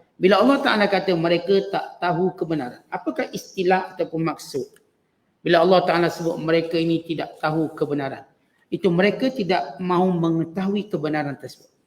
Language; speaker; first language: Malay; native; Malay